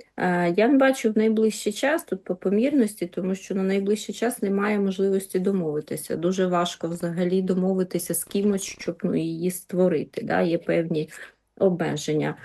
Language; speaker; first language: Ukrainian; native; Ukrainian